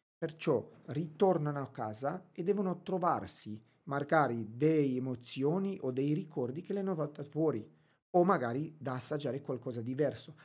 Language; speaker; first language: Italian; non-native, fluent; Romanian